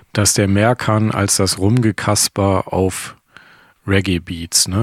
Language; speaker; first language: German; native; German